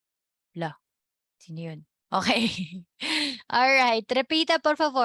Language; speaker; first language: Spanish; non-native, fluent; Filipino